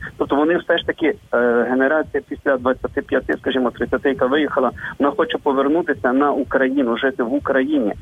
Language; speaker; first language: Ukrainian; native; Ukrainian